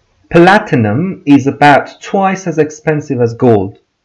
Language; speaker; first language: English; non-native, fluent; Persian